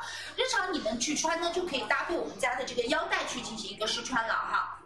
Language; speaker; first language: Chinese; native; Chinese